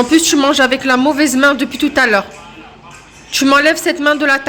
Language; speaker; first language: French; native; French